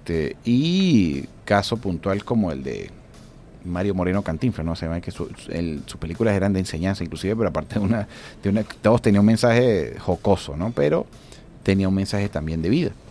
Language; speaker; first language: Spanish; native; Spanish